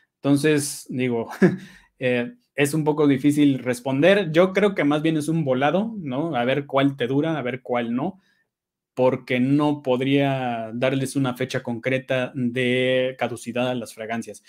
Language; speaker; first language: Spanish; native; Spanish